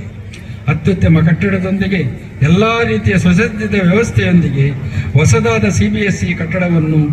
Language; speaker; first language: Kannada; native; Kannada